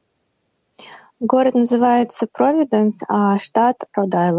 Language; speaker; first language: Russian; non-native, local second language; Tatar